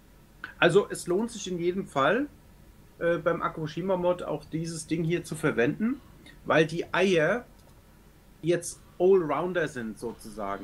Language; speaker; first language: German; native; German